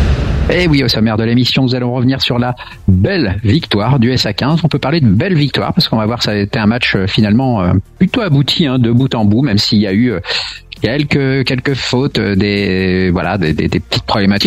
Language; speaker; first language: French; native; French